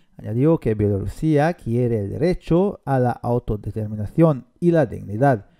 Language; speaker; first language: Spanish; non-native, fluent; Hungarian